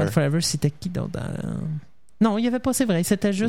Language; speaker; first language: French; native; French